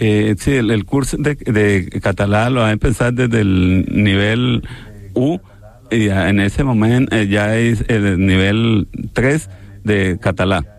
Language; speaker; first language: Catalan; non-native, learner; Spanish